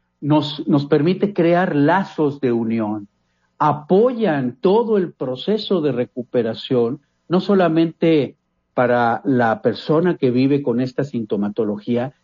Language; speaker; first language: Spanish; native; Spanish